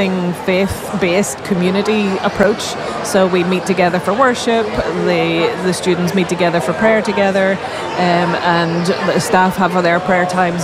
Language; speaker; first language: English; native; English